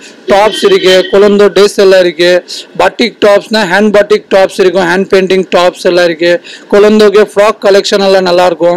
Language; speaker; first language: Tamil; non-native, fluent; Bangla